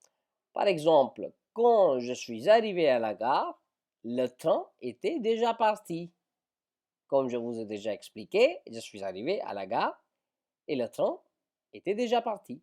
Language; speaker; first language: French; non-native, fluent; Hindi